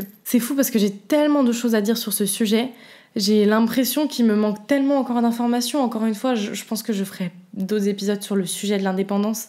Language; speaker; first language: French; native; French